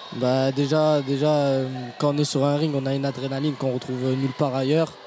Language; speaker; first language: French; native; French